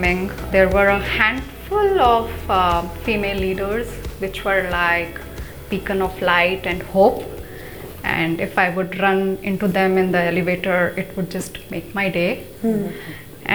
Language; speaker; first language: English; non-native, local second language; Hindi